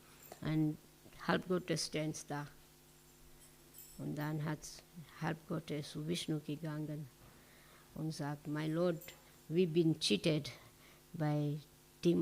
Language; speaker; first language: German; non-native, learner; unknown